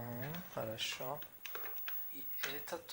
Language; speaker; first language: Russian; non-native, learner; Turkish